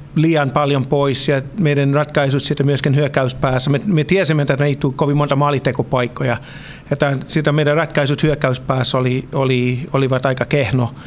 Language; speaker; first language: Finnish; non-native, fluent; English